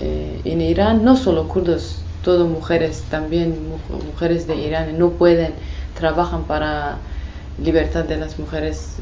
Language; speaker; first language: Spanish; non-native, learner; Kurdish